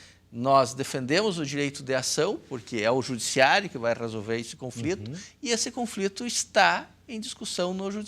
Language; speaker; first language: Portuguese; native; Portuguese